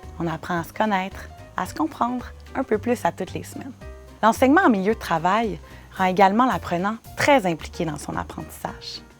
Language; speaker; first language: French; native; French